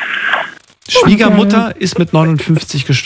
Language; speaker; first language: German; native; German